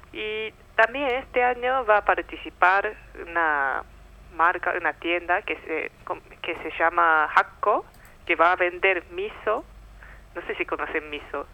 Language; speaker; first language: Spanish; non-native, fluent; Japanese